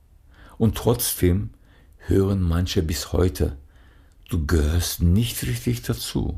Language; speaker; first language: German; early bilingual, other home language; Turkish